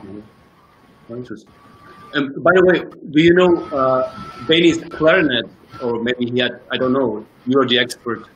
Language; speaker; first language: English; non-native, fluent; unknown